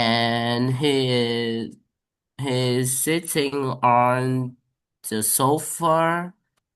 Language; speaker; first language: English; non-native, learner; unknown